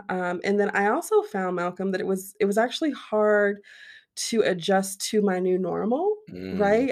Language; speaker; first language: English; native; English